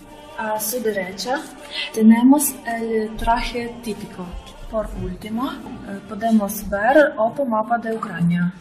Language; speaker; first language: Spanish; non-native, learner; Ukrainian